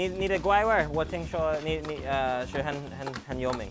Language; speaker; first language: Chinese; non-native, learner; English